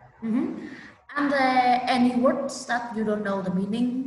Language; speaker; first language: English; non-native, fluent; Vietnamese